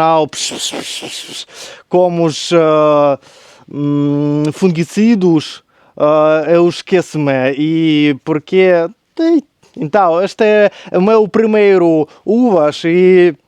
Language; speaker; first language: Portuguese; non-native, learner; Russian